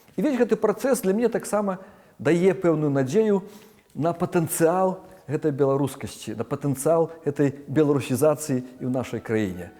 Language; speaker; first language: Belarusian; native; Belarusian